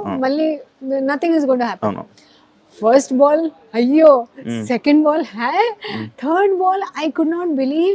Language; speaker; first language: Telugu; non-native, learner; Hindi